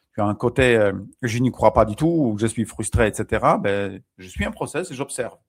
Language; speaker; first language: French; non-native, fluent; Polish